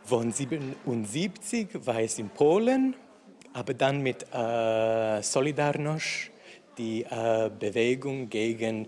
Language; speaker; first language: German; non-native, fluent; English